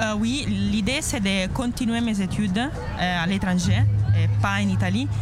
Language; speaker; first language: French; non-native, learner; Italian